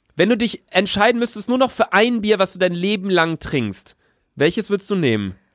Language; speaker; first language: German; native; German